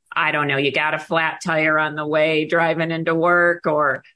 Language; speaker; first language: English; native; English